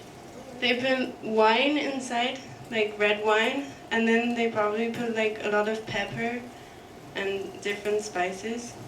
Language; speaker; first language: English; non-native, fluent; French